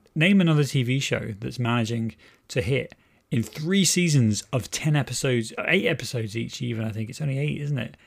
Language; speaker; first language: English; native; English